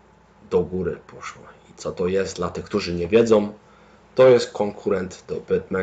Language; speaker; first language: Polish; early bilingual, heritage; Polish